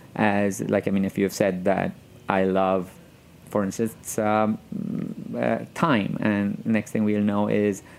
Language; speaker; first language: English; non-native, local second language; Gujarati